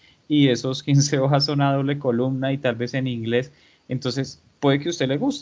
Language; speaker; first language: Spanish; native; Spanish